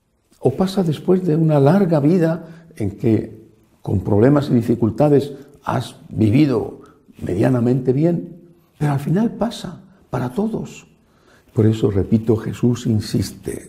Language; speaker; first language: Spanish; native; Spanish